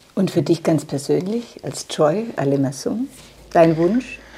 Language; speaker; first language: German; native; German